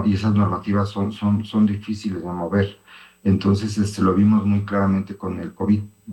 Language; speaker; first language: Spanish; native; Spanish